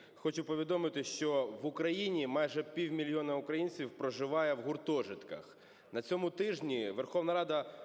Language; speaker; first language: Ukrainian; native; Ukrainian